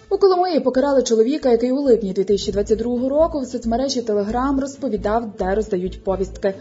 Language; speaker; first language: Ukrainian; native; Ukrainian